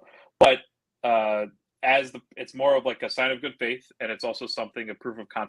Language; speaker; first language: English; native; English